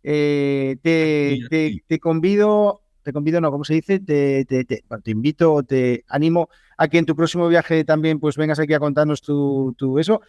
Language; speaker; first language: Spanish; native; Spanish